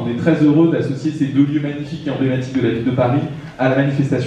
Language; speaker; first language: French; native; French